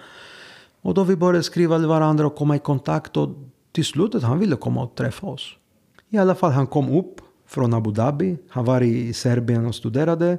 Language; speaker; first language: Swedish; non-native, fluent; Greek